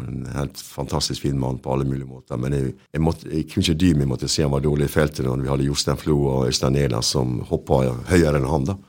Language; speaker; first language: Norwegian; native; Norwegian